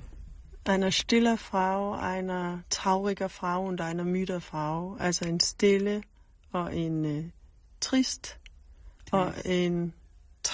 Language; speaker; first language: German; non-native, learner; Danish